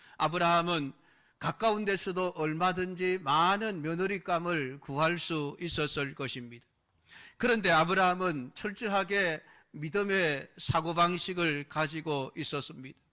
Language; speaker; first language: Korean; native; Korean